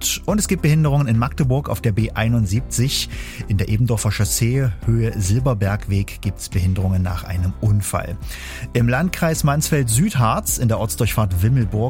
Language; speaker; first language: German; native; German